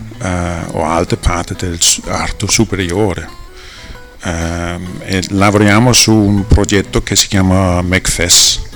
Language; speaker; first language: Italian; non-native, fluent; Danish